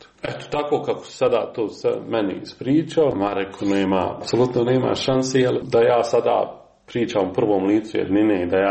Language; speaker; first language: Serbian; native; Serbian